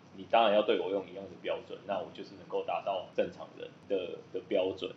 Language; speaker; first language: Chinese; native; Chinese